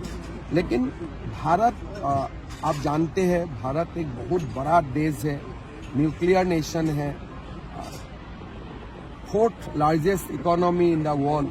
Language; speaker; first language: Hindi; non-native, local second language; Bangla